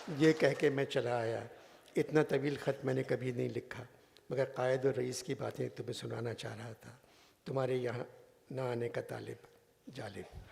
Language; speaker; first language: Urdu; native; Urdu